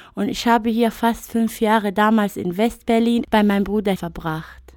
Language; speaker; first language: German; non-native, fluent; Arabic